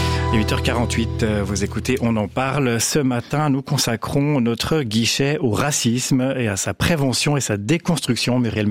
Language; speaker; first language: French; native; French